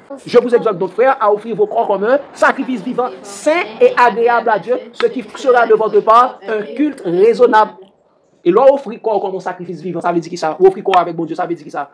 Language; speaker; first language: French; non-native, local second language; Haitian Creole